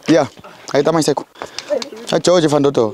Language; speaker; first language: Portuguese; non-native, learner; Vietnamese